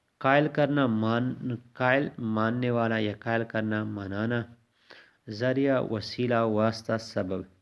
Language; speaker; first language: Urdu; non-native, local second language; Pashto